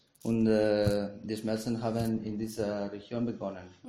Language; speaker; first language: German; non-native, learner; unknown